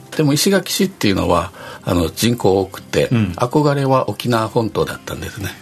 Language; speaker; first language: Japanese; native; Japanese